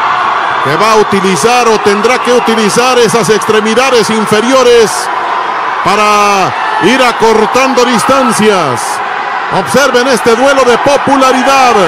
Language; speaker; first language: Spanish; native; Spanish